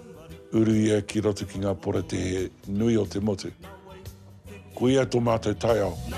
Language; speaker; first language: Māori; non-native, local second language; English